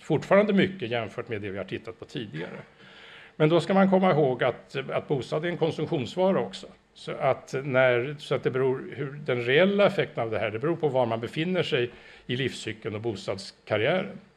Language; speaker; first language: Swedish; native; Swedish